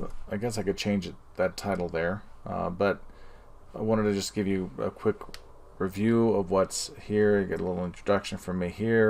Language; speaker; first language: English; native; English